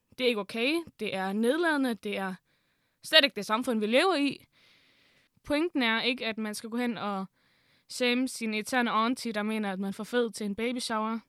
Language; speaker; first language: Danish; early bilingual, other home language; Arabic